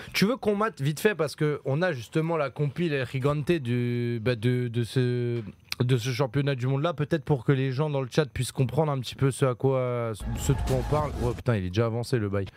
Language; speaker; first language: French; native; French